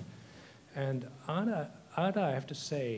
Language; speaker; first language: English; non-native, local second language; Tamil